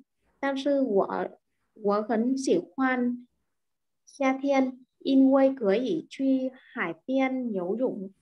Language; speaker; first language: Chinese; non-native, learner; Vietnamese